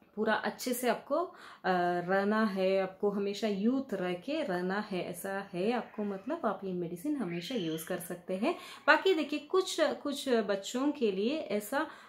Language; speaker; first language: Hindi; non-native, local second language; Kannada